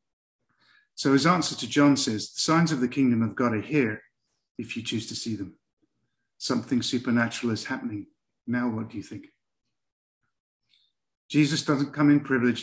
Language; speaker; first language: English; native; English